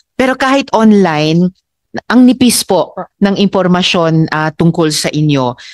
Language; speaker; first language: Filipino; native; Filipino